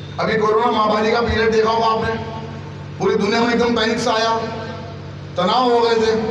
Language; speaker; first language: Hindi; native; Hindi